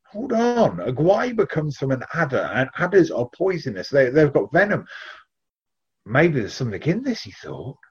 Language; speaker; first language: English; native; English